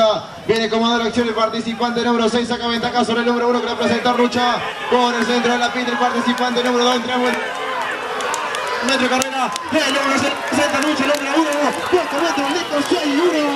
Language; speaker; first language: Spanish; native; Spanish